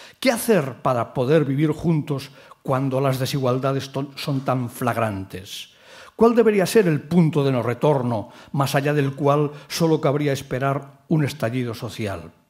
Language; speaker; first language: Spanish; non-native, local second language; Catalan